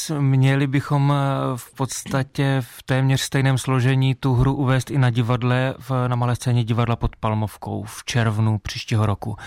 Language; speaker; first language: Czech; native; Czech